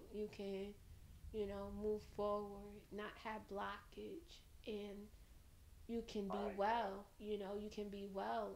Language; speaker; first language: English; native; English